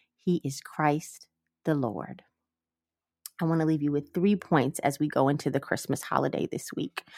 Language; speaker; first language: English; early bilingual, other home language; Amharic